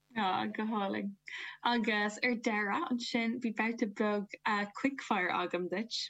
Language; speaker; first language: Irish; non-native, local second language; English